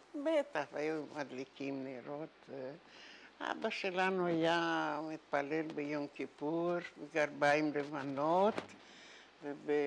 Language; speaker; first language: Hebrew; non-native, fluent; Yiddish